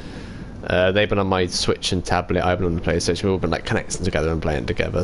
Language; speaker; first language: English; native; English